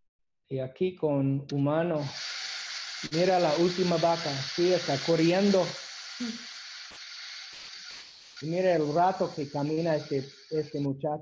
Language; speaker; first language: Spanish; non-native, learner; English